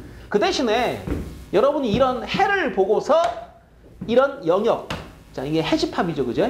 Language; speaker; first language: Korean; native; Korean